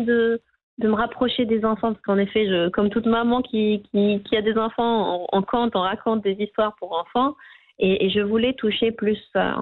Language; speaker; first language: French; non-native, local second language; Arabic